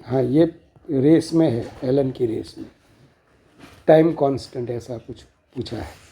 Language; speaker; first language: Hindi; non-native, local second language; Gujarati